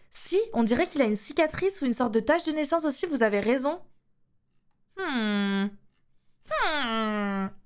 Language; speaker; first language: French; native; French